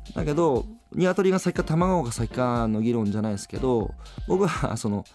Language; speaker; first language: Japanese; native; Japanese